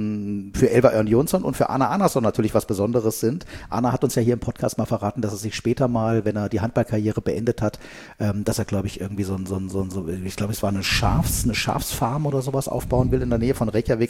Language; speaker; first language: German; native; German